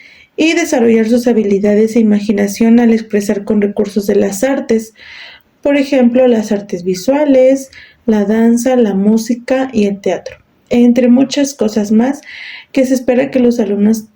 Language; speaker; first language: Spanish; native; Spanish